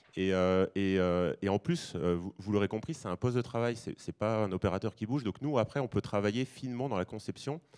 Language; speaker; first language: French; native; French